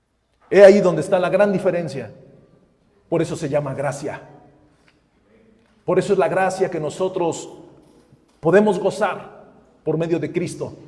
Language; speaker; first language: Spanish; native; Spanish